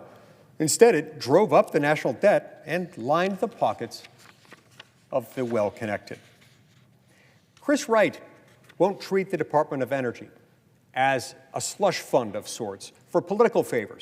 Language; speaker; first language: English; native; English